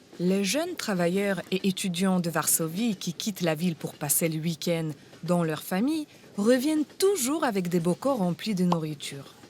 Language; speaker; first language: French; non-native, fluent; Polish